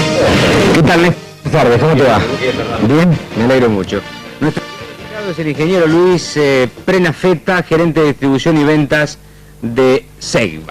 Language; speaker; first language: Spanish; native; Spanish